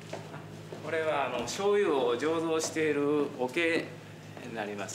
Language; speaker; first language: Japanese; native; Japanese